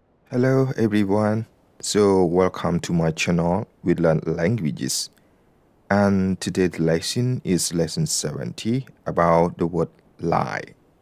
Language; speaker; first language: English; non-native, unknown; Lao